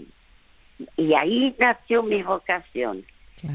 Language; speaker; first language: Spanish; early bilingual, other home language; French